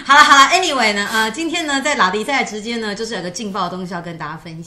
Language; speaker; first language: Chinese; native; Chinese